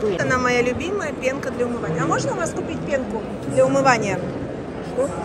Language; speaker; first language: Russian; native; Russian